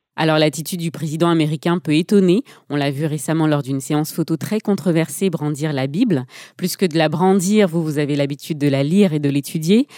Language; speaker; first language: French; native; French